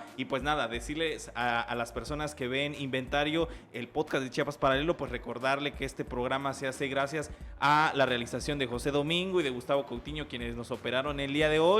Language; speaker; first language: Spanish; native; Spanish